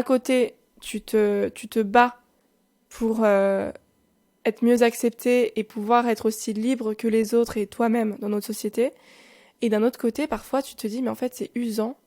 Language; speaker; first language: French; native; French